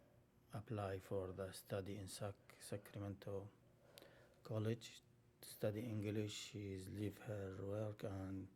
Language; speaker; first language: English; non-native, learner; Arabic